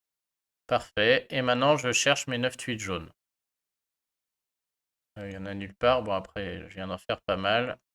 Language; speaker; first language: French; native; French